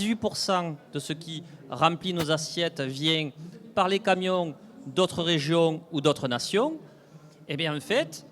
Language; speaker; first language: French; native; French